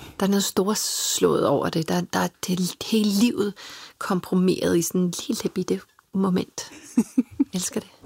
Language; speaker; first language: Danish; early bilingual, other home language; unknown